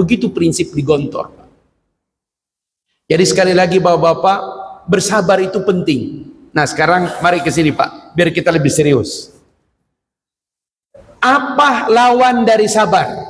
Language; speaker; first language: Indonesian; native; Indonesian